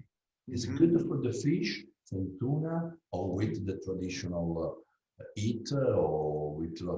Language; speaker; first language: English; non-native, learner; Italian